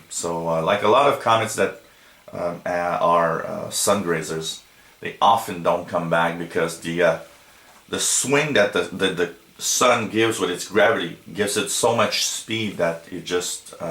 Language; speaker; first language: English; non-native, local second language; French